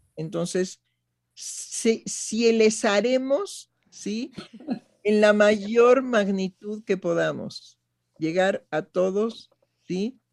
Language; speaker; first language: Spanish; native; Spanish